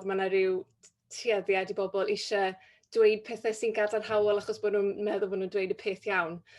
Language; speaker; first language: Welsh; native; Welsh